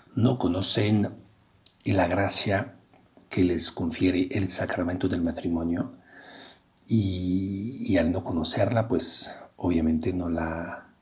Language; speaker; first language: Spanish; non-native, fluent; French